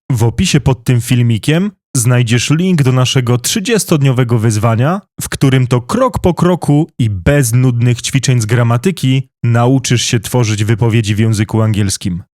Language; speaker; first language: Polish; native; Polish